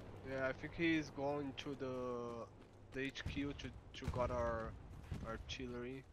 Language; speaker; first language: English; non-native, fluent; Portuguese